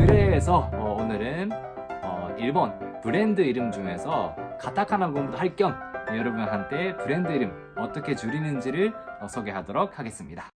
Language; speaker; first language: Korean; non-native, fluent; Japanese